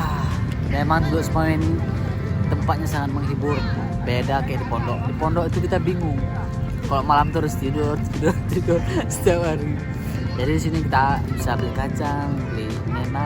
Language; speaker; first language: Indonesian; non-native, local second language; Achinese